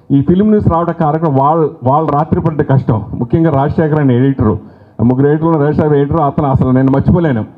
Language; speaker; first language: Telugu; native; Telugu